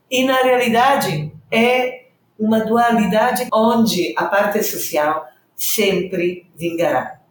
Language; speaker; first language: Portuguese; non-native, fluent; Italian